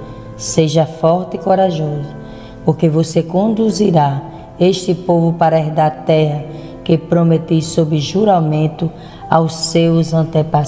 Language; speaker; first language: Portuguese; native; Portuguese